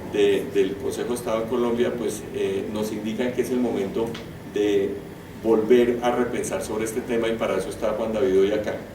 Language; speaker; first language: Spanish; native; Spanish